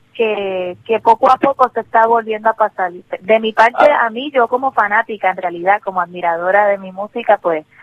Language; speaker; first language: Spanish; native; Spanish